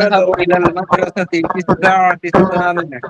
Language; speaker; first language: Arabic; non-native, learner; Bangla